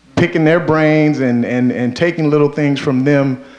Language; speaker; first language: English; native; English